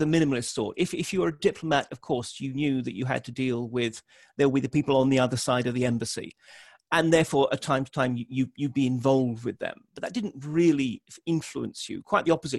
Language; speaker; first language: English; native; English